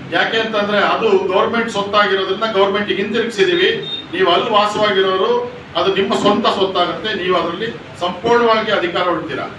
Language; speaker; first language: Kannada; native; Kannada